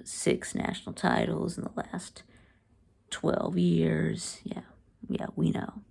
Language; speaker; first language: English; native; English